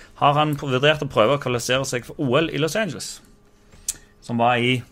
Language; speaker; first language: Norwegian; native; Norwegian